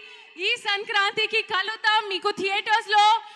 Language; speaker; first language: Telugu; non-native, local second language; Hindi